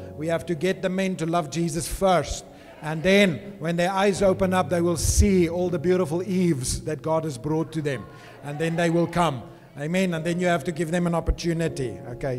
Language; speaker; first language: English; non-native, local second language; Afrikaans